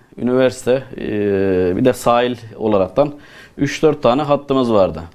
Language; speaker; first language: Turkish; native; Turkish